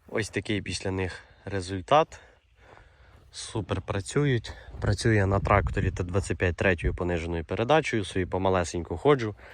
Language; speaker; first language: Ukrainian; native; Ukrainian